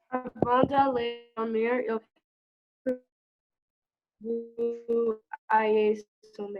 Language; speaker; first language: French; non-native, learner; English